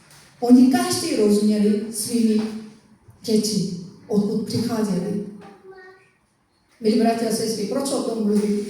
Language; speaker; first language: Czech; non-native, fluent; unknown